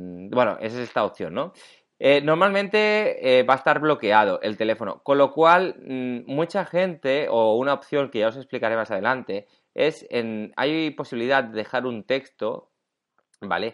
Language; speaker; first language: Spanish; native; Spanish